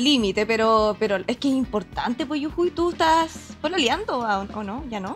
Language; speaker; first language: Spanish; native; Spanish